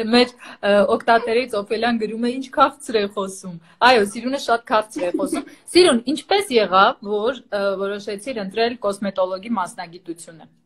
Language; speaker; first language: Armenian; native; Armenian